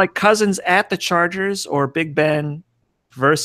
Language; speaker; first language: English; native; English